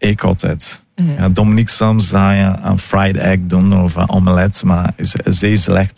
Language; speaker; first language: Dutch; non-native, learner; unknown